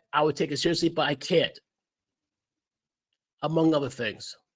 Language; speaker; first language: English; native; English